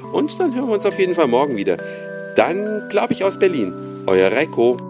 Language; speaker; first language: German; native; German